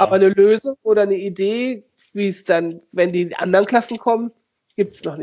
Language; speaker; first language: German; native; German